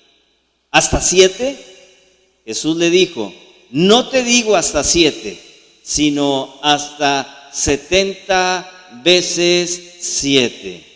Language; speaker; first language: Spanish; native; Spanish